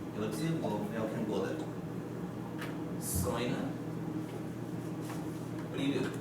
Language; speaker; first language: Chinese; non-native, fluent; English